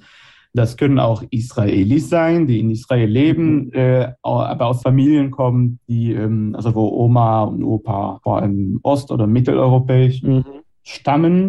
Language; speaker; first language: German; non-native, fluent; Hebrew